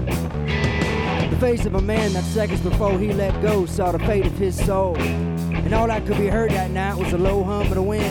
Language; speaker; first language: English; native; English